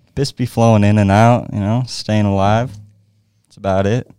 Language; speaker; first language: English; native; English